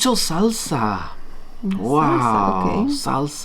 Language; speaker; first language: Spanish; non-native, learner; English